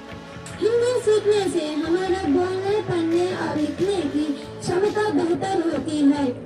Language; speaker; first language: Hindi; non-native, local second language; Telugu